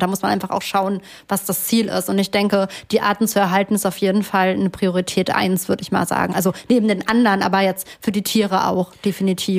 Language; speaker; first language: German; native; German